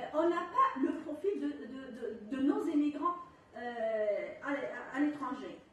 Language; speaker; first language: French; non-native, local second language; Arabic